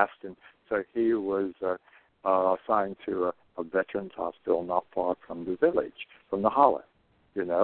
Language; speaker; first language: English; native; English